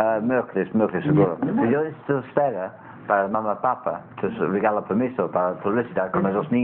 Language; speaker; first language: Spanish; non-native, learner; English